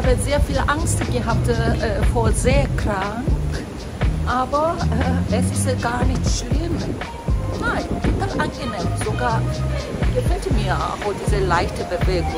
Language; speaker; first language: German; non-native, fluent; Korean